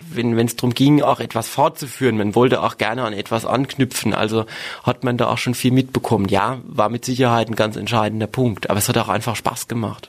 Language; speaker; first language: German; native; German